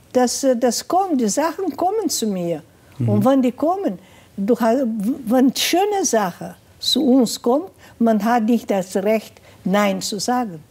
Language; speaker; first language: German; non-native, fluent; Portuguese